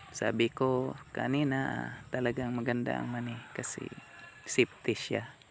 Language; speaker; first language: Filipino; non-native, local second language; Cebuano